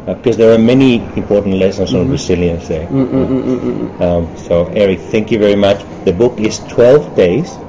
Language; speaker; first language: English; early bilingual, other home language; German